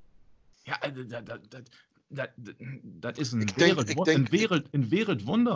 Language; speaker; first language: Dutch; non-native, fluent; German